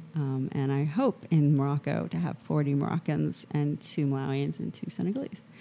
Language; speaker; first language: English; native; English